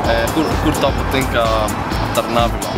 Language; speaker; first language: Lithuanian; non-native, learner; Swedish